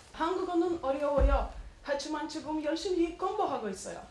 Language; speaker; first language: Korean; non-native, learner; Lithuanian